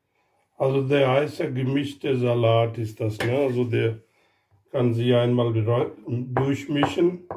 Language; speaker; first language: German; non-native, learner; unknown